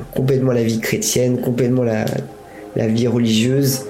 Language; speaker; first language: French; native; French